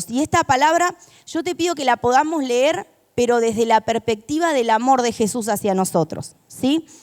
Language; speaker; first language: Spanish; native; Spanish